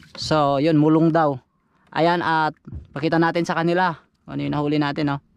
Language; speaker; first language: Filipino; non-native, local second language; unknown